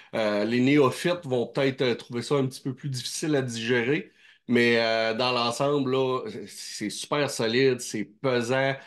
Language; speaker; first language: French; native; French